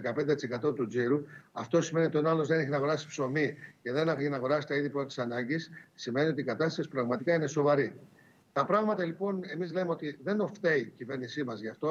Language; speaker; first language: Greek; native; Greek